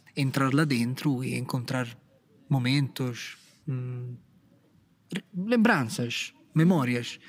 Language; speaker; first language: Portuguese; non-native, fluent; Italian